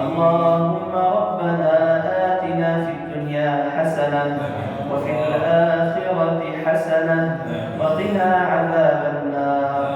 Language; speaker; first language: Arabic; native; Arabic